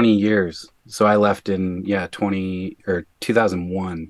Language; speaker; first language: English; native; English